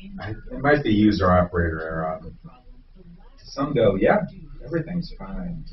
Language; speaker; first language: English; native; English